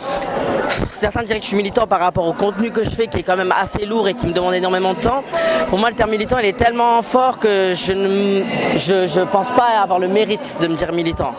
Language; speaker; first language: French; native; French